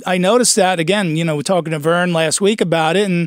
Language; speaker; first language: English; native; English